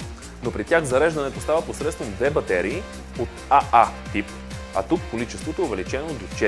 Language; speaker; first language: Bulgarian; native; Bulgarian